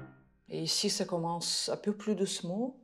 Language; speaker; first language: French; non-native, fluent; Russian